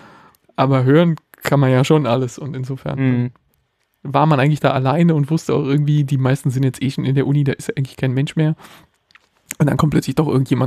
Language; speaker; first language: German; native; German